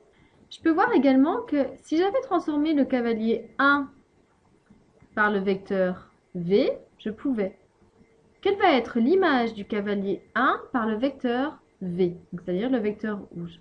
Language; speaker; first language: French; native; French